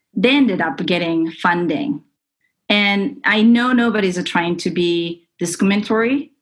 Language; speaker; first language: English; non-native, fluent; Japanese